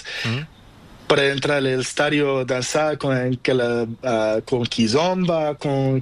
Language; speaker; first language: Spanish; non-native, learner; Portuguese